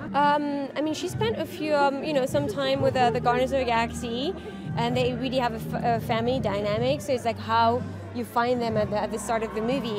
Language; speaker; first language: English; non-native, fluent; French